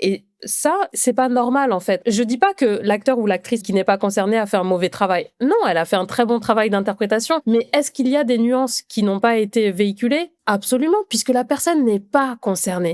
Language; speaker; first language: French; native; French